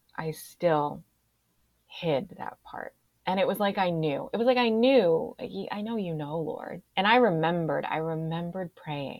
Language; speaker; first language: English; native; English